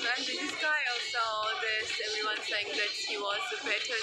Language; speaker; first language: English; non-native, learner; Georgian